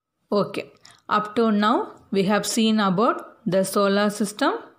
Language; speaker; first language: English; non-native, local second language; Tamil